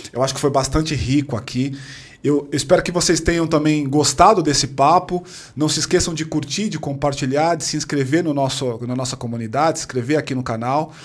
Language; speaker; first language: Portuguese; native; Portuguese